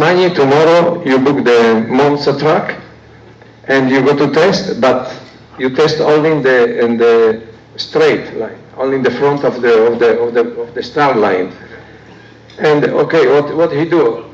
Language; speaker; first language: English; non-native, learner; Italian